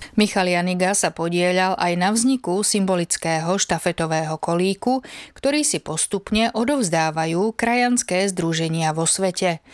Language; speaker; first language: Slovak; native; Slovak